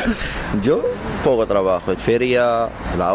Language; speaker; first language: Spanish; non-native, learner; Arabic